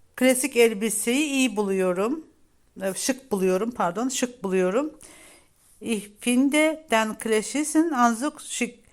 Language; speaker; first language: Turkish; native; Turkish